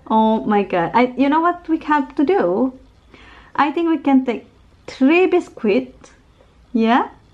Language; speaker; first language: English; non-native, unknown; Indonesian